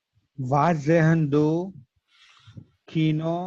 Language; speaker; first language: German; non-native, learner; Gujarati